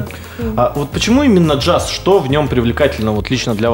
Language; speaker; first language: Russian; native; Russian